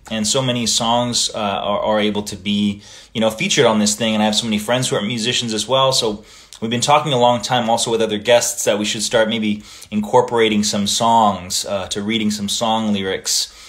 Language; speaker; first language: English; early bilingual, other home language; Italian